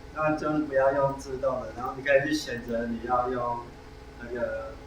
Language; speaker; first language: Chinese; native; Chinese